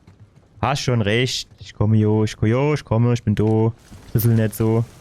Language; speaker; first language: German; native; German